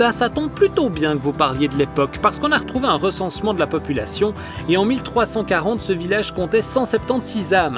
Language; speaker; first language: French; native; French